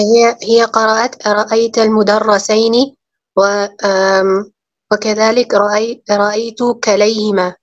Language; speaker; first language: Arabic; non-native, learner; Urdu